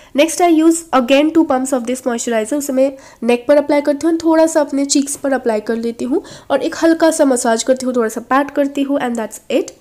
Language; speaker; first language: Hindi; non-native, local second language; Bangla